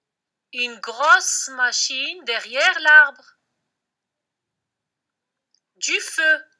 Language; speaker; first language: French; non-native, local second language; Arabic